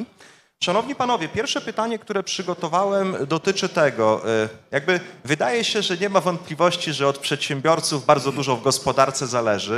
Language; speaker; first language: Polish; native; Polish